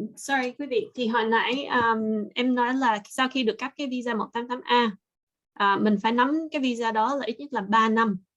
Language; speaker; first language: Vietnamese; early bilingual, heritage; Vietnamese